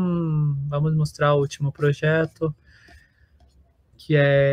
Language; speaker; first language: Portuguese; non-native, fluent; Spanish